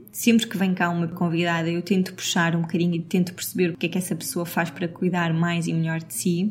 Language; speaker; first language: Portuguese; native; Portuguese